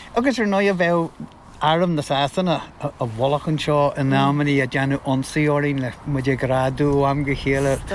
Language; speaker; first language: Irish; non-native, local second language; English